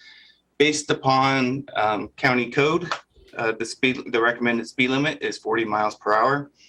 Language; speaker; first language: English; native; English